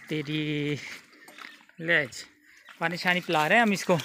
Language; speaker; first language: Hindi; non-native, local second language; Punjabi